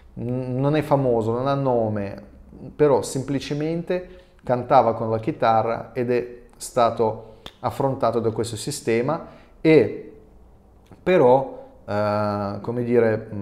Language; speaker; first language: Italian; non-native, fluent; Russian